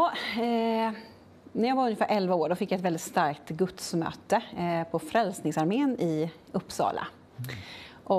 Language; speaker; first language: Swedish; native; Swedish